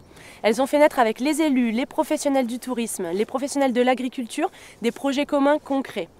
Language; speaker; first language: French; native; French